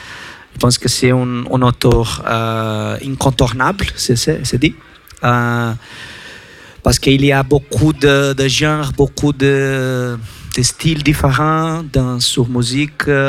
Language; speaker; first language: French; non-native, learner; Portuguese